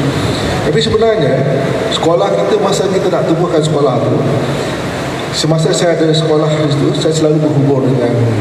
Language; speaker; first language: Malay; native; Malay